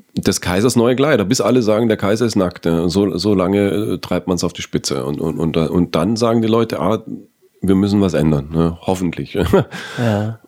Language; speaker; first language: German; native; German